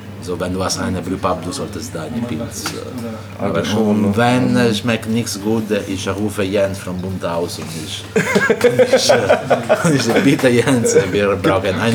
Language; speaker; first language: German; non-native, learner; Italian